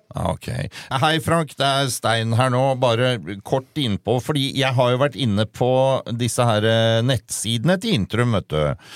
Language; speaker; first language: Norwegian; native; Norwegian